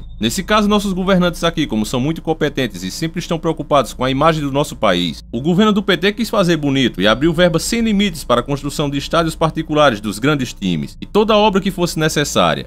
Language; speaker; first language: Portuguese; native; Portuguese